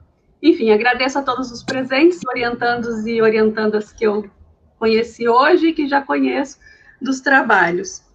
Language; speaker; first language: Portuguese; native; Portuguese